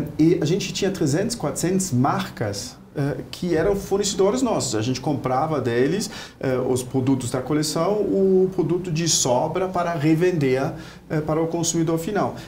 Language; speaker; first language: Portuguese; non-native, fluent; German